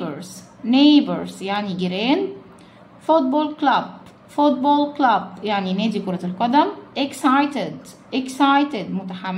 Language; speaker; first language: Arabic; native; Arabic